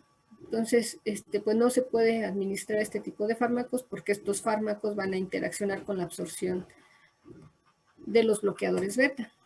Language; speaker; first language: Spanish; native; Spanish